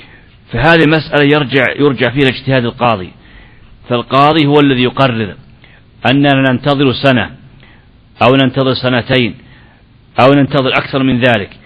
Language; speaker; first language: Arabic; native; Arabic